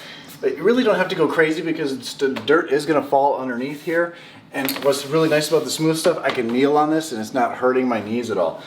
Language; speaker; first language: English; native; English